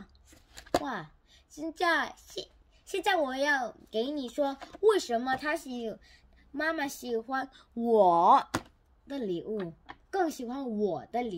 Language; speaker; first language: Chinese; non-native, learner; Korean